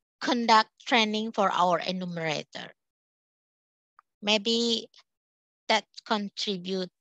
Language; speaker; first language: English; non-native, local second language; Indonesian